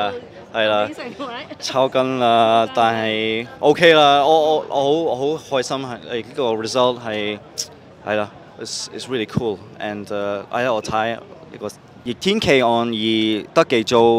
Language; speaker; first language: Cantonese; non-native, local second language; English